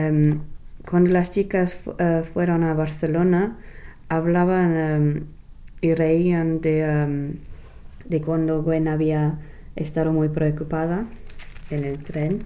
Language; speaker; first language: Spanish; non-native, learner; English